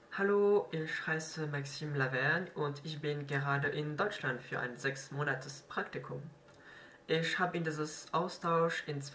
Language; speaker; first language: German; non-native, fluent; French